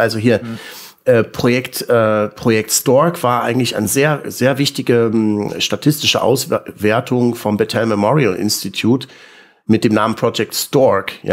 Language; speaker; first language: German; native; German